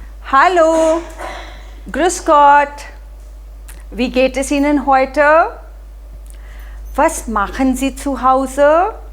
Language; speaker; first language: German; non-native, fluent; Hindi